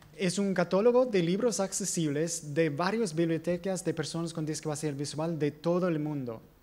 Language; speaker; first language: Spanish; non-native, fluent; English